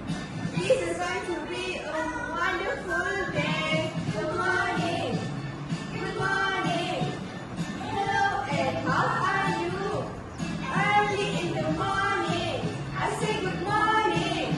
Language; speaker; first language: English; non-native, learner; Malay